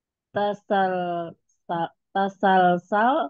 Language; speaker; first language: Arabic; non-native, learner; Indonesian